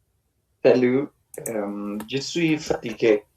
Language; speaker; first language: French; non-native, learner; Spanish